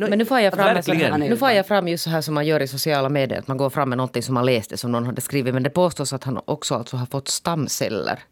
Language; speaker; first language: Swedish; native; Swedish